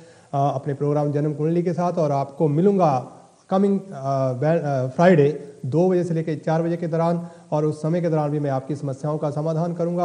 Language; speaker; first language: Hindi; native; Hindi